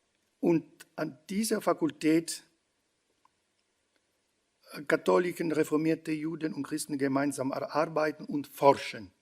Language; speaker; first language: German; non-native, fluent; Italian